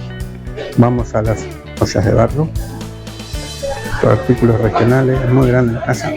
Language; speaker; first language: Spanish; native; Spanish